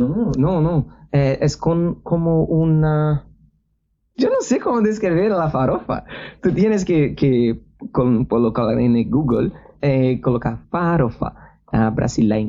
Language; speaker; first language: Spanish; non-native, learner; Portuguese